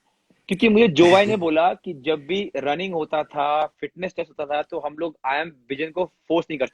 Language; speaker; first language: Hindi; native; Hindi